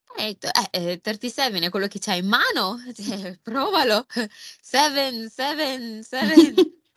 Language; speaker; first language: Italian; early bilingual, other home language; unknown